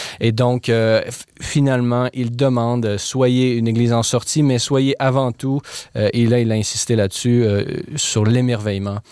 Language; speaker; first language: French; native; French